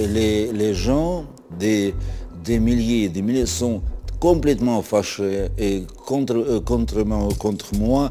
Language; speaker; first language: French; non-native, fluent; Russian